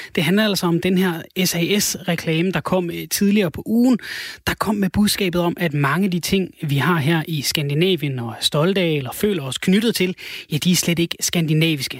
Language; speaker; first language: Danish; native; Danish